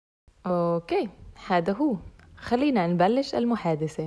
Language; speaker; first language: Arabic; non-native, fluent; English